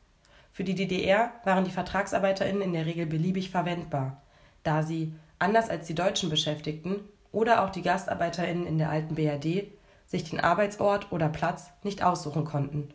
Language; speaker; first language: German; native; German